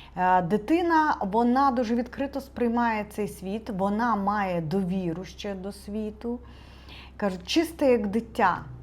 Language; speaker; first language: Ukrainian; non-native, local second language; Russian